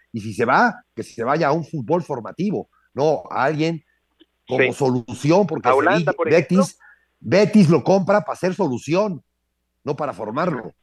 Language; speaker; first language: Spanish; native; Spanish